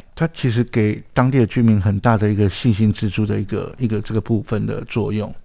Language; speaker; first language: Chinese; native; Chinese